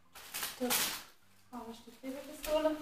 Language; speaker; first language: German; native; German